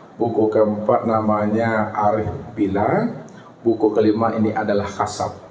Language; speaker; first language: Malay; non-native, local second language; Minangkabau